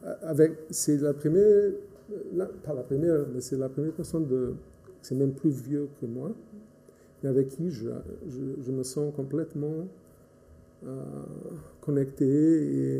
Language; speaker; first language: French; non-native, fluent; Portuguese